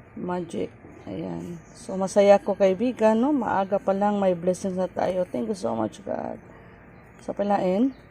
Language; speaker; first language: Filipino; non-native, local second language; Cebuano